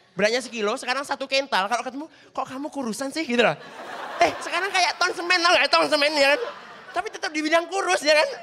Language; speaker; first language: Indonesian; native; Indonesian